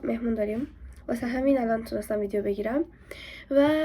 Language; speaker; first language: Persian; native; Persian